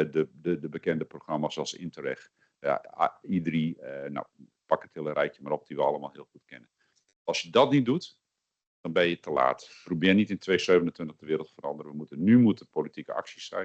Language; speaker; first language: Dutch; native; Dutch